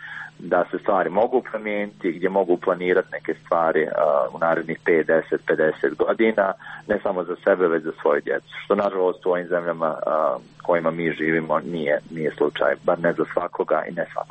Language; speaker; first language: Croatian; native; Croatian